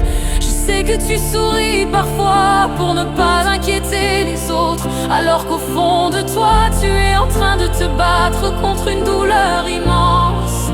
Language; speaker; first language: French; native; French